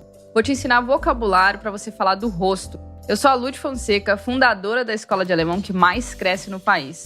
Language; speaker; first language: Portuguese; native; Portuguese